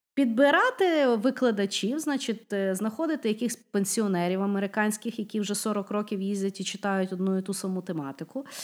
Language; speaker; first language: Ukrainian; non-native, local second language; Russian